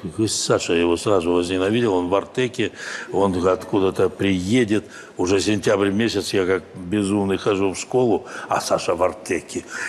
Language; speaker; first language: Russian; native; Russian